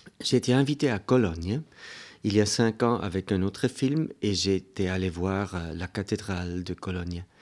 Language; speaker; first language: French; non-native, local second language; German